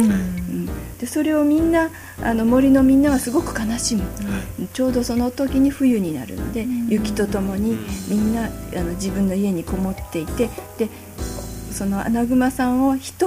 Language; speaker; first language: Japanese; native; Japanese